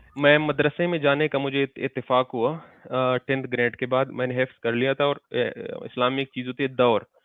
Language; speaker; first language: Urdu; non-native, local second language; Pashto